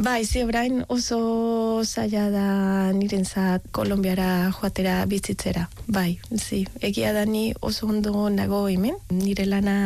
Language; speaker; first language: Basque; non-native, learner; Spanish